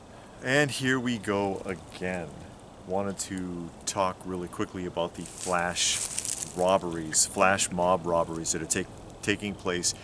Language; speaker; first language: English; native; English